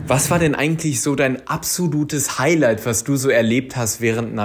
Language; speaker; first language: German; native; German